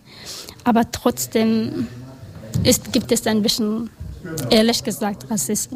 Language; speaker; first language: German; non-native, learner; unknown